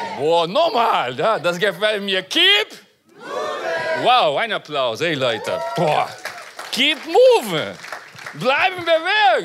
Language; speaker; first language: German; non-native, fluent; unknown